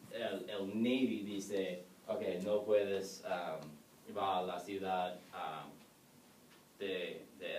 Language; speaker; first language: Spanish; non-native, learner; English